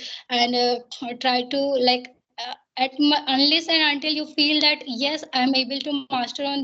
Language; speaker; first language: English; non-native, learner; Hindi